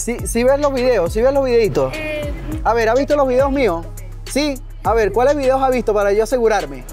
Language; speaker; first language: Spanish; native; Spanish